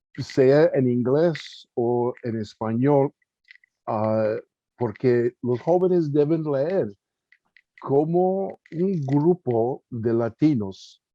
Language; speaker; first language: Spanish; early bilingual, heritage; Spanish